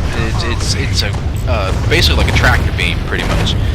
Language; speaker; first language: English; native; English